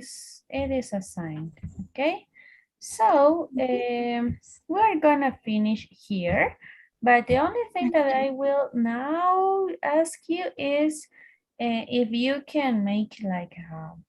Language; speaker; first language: English; non-native, fluent; Spanish